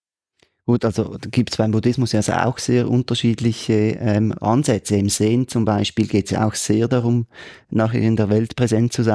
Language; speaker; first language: German; native; German